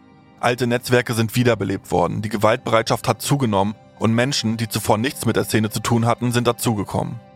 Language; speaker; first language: German; native; German